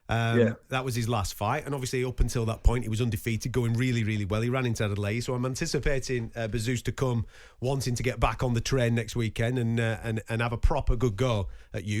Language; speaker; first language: English; native; English